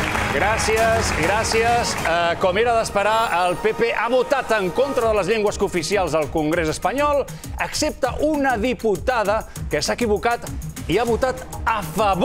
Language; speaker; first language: Catalan; native; Catalan